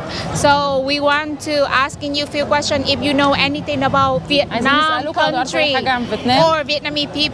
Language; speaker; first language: English; non-native, learner; Vietnamese